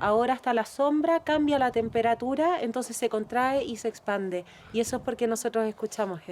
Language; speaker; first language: Spanish; native; Spanish